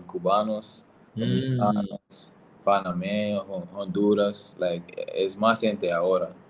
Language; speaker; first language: Spanish; non-native, learner; English